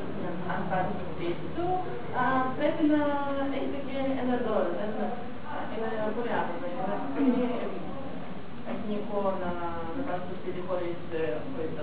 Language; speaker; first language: Greek; non-native, learner; Russian